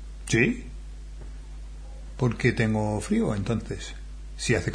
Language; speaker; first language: Spanish; non-native, fluent; English